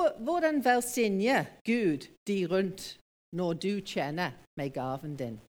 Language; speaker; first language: Norwegian; non-native, fluent; English